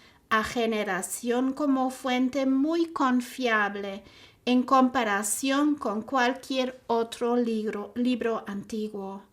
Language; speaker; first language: Spanish; non-native, fluent; German